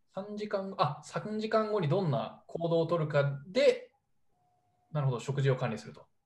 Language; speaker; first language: Japanese; native; Japanese